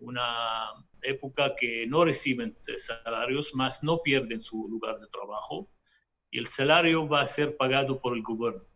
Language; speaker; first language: Spanish; non-native, fluent; Hebrew